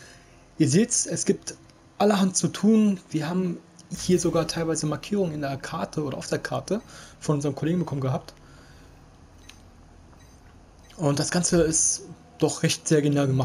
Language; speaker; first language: German; native; German